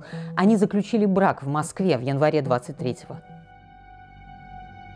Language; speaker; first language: Russian; native; Russian